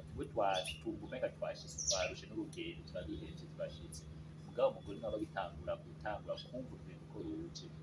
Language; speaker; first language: Rundi; native; Rundi